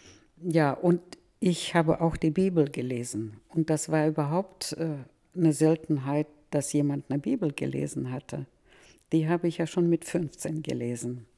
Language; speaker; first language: German; early bilingual, heritage; Russian